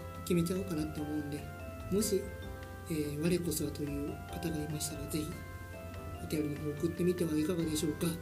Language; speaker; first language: Japanese; native; Japanese